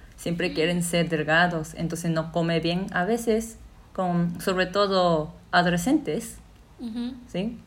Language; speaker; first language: Spanish; non-native, fluent; Japanese